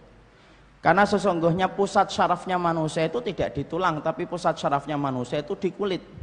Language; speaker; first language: Indonesian; native; Indonesian